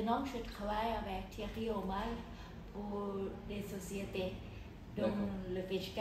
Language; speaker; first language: French; non-native, fluent; Thai